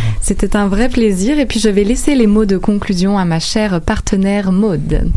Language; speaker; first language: French; native; French